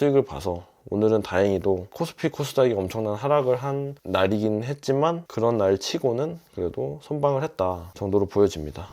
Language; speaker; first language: Korean; native; Korean